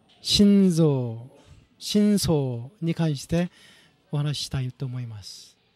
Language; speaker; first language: Japanese; non-native, fluent; Korean